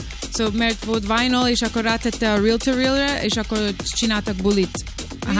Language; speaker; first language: Hungarian; early bilingual, heritage; Hungarian